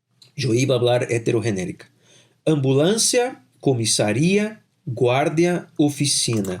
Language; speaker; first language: Spanish; non-native, fluent; Portuguese